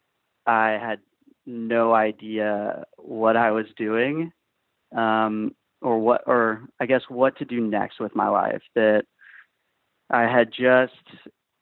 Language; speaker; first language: English; native; English